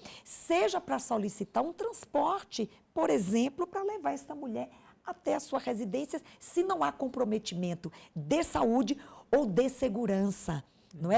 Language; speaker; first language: Portuguese; native; Portuguese